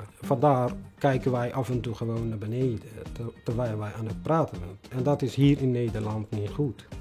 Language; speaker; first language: Dutch; non-native, fluent; Tigrinya